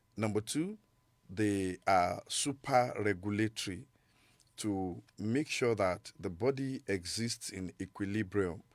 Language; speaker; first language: English; non-native, local second language; Yoruba